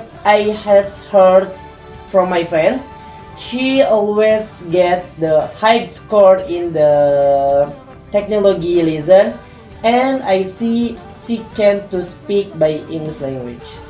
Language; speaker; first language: English; non-native, learner; Indonesian